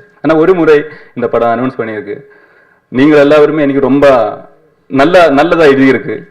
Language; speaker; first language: Tamil; non-native, learner; Malayalam